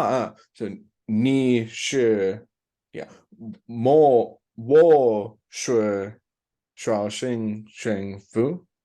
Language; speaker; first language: Chinese; non-native, learner; English